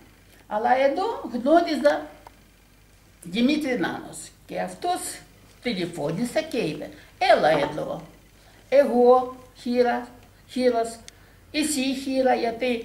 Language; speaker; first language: Greek; non-native, learner; Russian